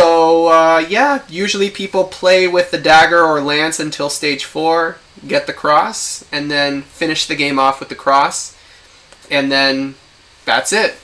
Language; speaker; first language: English; native; English